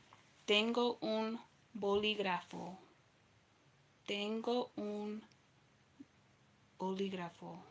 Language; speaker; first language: Spanish; non-native, learner; English